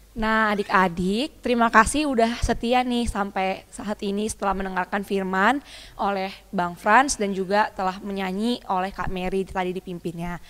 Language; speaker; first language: Indonesian; native; Indonesian